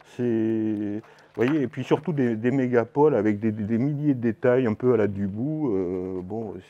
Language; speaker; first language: French; native; French